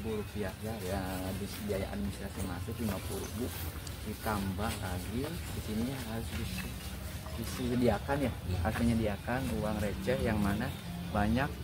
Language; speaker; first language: Indonesian; native; Indonesian